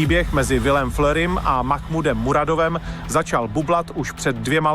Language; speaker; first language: Czech; native; Czech